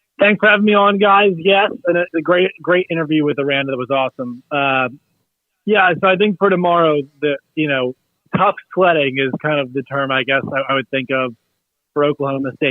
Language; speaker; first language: English; native; English